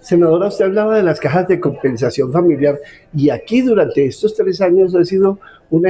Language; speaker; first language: Spanish; native; Spanish